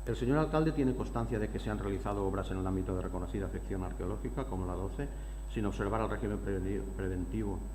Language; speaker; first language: Spanish; non-native, local second language; Catalan